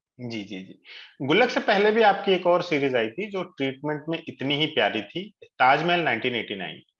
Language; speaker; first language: Hindi; native; Hindi